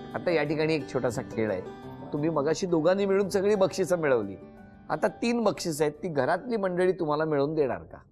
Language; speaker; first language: Marathi; native; Marathi